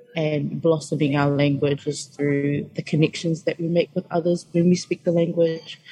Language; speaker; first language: English; native; English